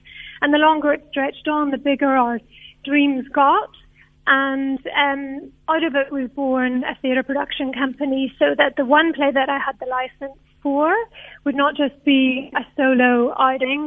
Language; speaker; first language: English; native; English